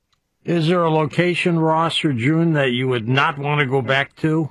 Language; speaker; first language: English; native; English